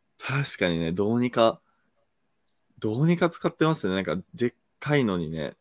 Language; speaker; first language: Japanese; non-native, fluent; English